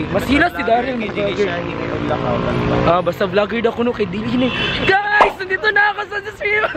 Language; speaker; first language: Filipino; non-native, local second language; Cebuano